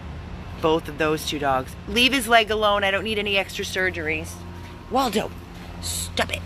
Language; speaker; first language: English; native; English